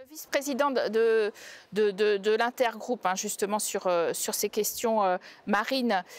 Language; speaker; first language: French; native; French